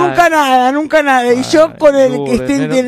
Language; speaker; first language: Spanish; native; Spanish